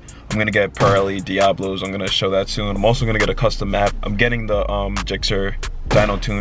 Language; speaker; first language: English; native; English